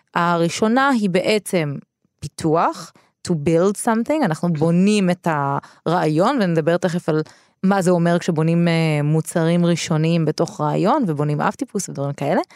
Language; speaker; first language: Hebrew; early bilingual, other home language; Russian